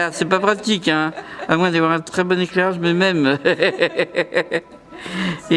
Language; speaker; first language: French; native; French